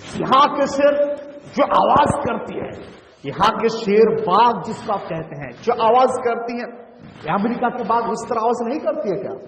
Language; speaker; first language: Urdu; non-native, local second language; Bangla